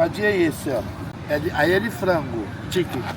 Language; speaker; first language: Portuguese; native; Portuguese